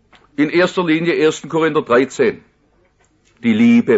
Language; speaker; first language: German; native; German